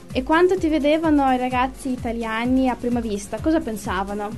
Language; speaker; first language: Italian; native; Italian